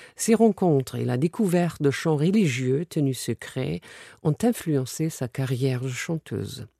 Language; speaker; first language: French; non-native, fluent; German